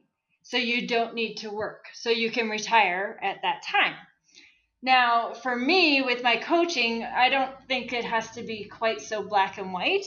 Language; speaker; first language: English; native; English